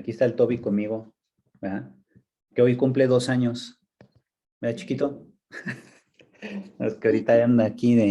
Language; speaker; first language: Spanish; native; Spanish